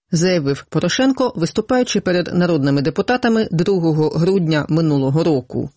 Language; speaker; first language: Ukrainian; native; Ukrainian